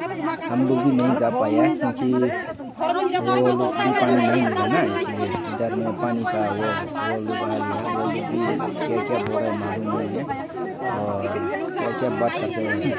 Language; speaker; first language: Hindi; non-native, local second language; Kok Borok